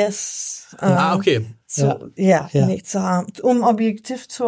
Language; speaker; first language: German; non-native, learner; French